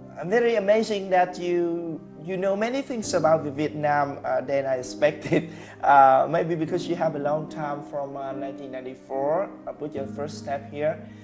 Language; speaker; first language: English; non-native, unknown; Vietnamese